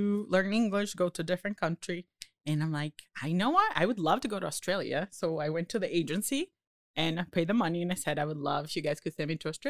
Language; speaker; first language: English; non-native, fluent; Portuguese